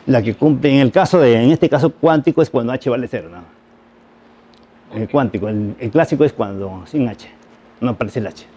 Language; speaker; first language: Spanish; native; Spanish